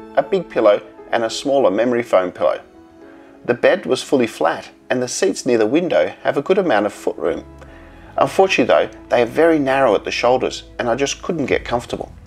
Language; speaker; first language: English; native; English